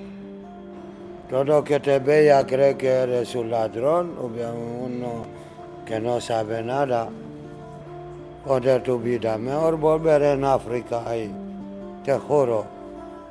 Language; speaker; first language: Spanish; non-native, learner; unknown